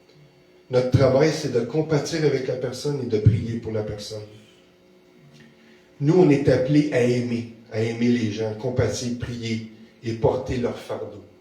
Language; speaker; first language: French; native; French